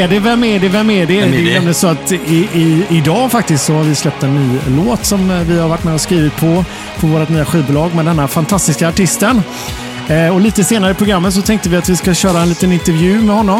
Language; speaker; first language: Swedish; native; Swedish